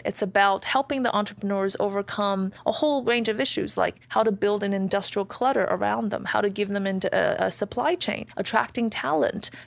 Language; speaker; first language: English; non-native, fluent; Chinese